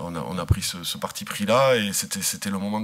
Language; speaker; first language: French; native; French